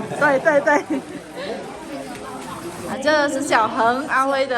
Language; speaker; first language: Chinese; non-native, fluent; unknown